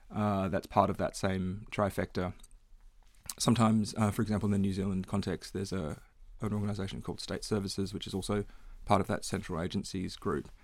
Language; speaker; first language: English; native; English